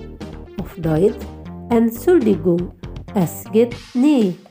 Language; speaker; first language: German; non-native, fluent; Indonesian